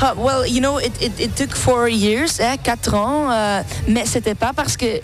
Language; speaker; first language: French; non-native, learner; Dutch